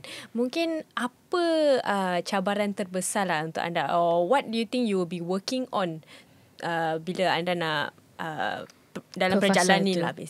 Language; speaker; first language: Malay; native; Malay